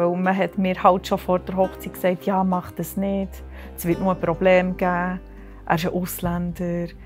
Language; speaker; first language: German; native; German